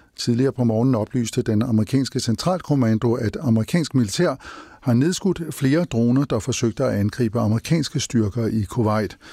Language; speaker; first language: Danish; native; Danish